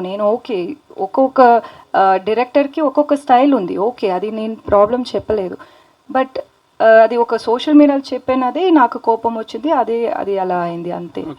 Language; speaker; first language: Telugu; non-native, local second language; Tamil